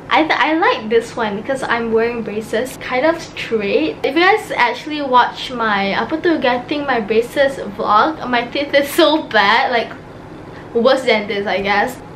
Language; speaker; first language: English; non-native, local second language; Malay